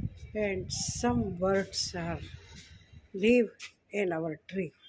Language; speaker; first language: English; non-native, learner; Hindi